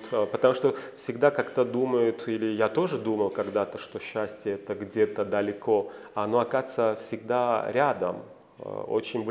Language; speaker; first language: Russian; non-native, fluent; Georgian